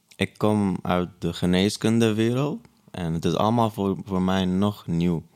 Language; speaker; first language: Dutch; non-native, fluent; Arabic